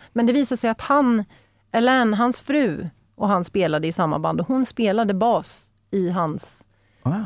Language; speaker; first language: Norwegian; non-native, fluent; Swedish